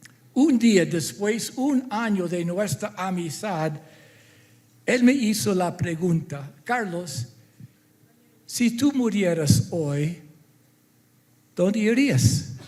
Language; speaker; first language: Spanish; non-native, fluent; English